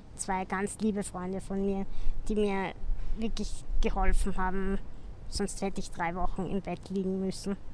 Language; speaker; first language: German; native; German